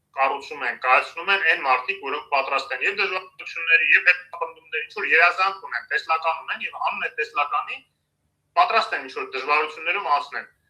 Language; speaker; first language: Armenian; native; Armenian